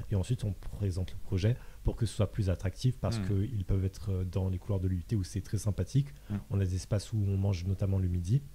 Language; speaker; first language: French; native; French